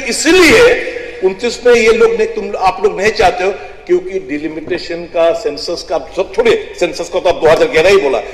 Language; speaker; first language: Hindi; non-native, local second language; Bangla